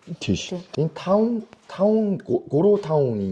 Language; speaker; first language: Mongolian; non-native, fluent; Korean